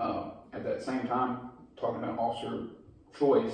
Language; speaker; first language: English; native; English